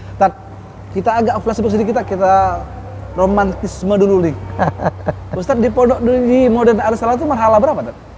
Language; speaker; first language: Indonesian; native; Indonesian